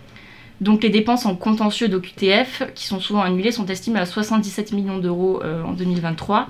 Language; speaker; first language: French; native; French